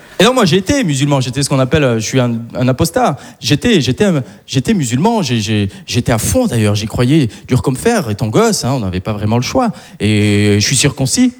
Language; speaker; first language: French; non-native, local second language; Arabic